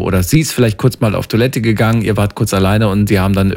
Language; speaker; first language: German; native; German